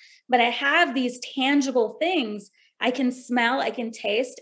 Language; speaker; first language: English; non-native, local second language; Hindi